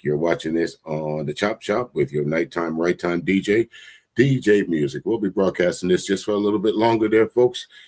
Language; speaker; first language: English; native; English